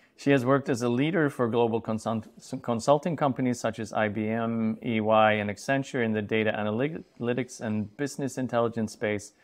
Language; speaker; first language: English; non-native, fluent; Swedish